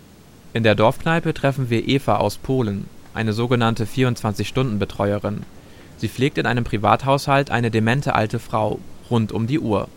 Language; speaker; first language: German; native; German